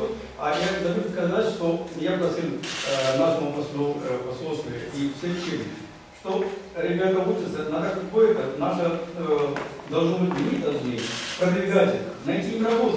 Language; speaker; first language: Russian; non-native, learner; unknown